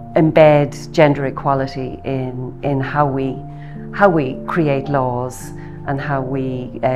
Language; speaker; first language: English; native; English